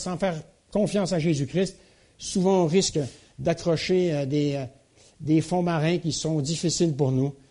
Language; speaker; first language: French; native; French